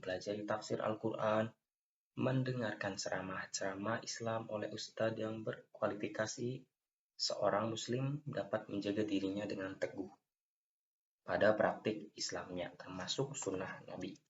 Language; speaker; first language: Indonesian; native; Indonesian